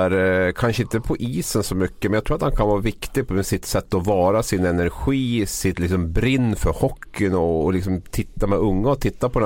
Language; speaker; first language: Swedish; native; Swedish